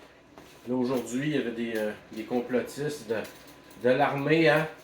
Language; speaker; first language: French; native; French